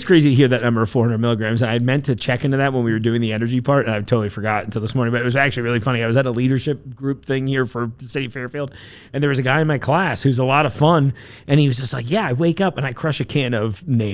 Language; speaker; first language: English; native; English